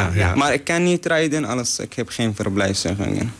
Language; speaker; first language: Dutch; non-native, learner; Arabic